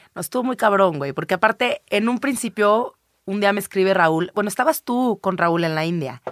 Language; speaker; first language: Spanish; native; Spanish